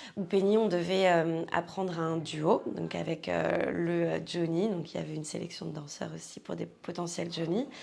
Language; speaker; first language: French; native; French